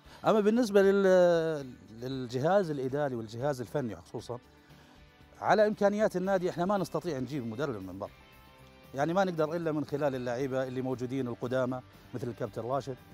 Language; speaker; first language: Arabic; native; Arabic